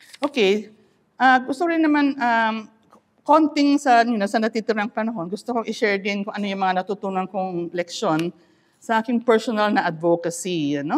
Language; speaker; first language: Filipino; non-native, local second language; Iloko